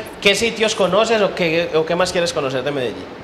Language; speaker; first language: Spanish; native; Spanish